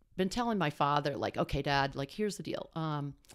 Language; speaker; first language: English; native; English